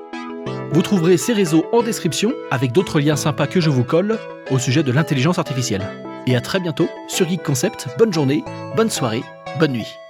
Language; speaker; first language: French; native; French